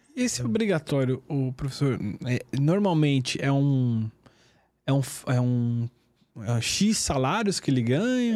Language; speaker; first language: Portuguese; native; Portuguese